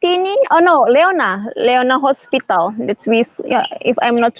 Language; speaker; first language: English; non-native, learner; Indonesian